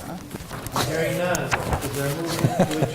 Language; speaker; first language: English; native; English